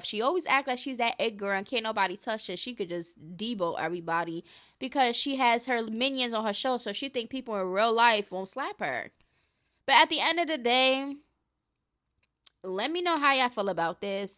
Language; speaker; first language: English; native; English